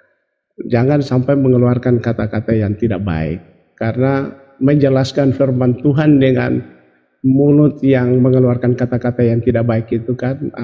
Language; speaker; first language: Indonesian; native; Indonesian